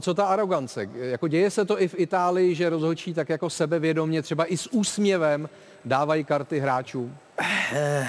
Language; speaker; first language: Czech; native; Czech